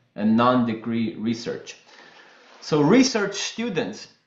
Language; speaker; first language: English; non-native, fluent; Latvian